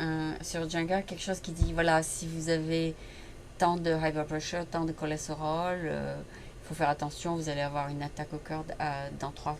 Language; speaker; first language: French; native; French